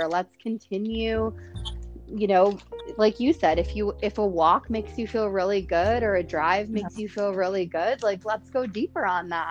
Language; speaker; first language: English; native; English